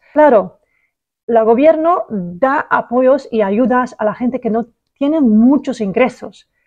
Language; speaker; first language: Spanish; non-native, learner; Dutch